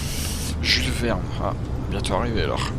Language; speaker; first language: French; native; French